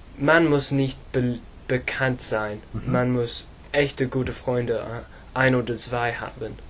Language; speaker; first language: German; non-native, learner; English